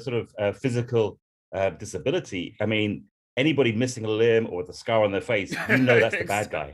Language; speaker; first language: English; native; English